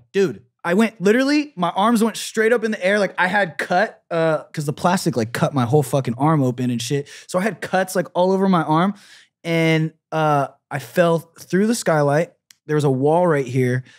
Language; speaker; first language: English; native; English